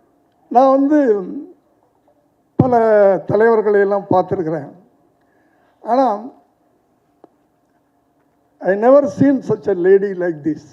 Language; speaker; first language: Tamil; native; Tamil